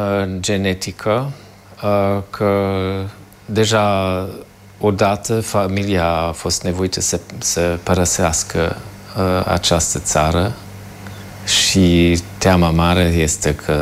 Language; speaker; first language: Romanian; non-native, fluent; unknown